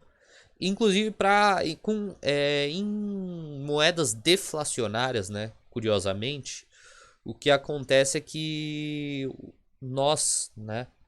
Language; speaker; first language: Portuguese; native; Portuguese